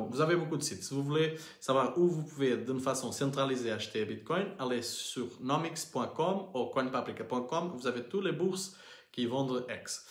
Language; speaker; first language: French; non-native, learner; Portuguese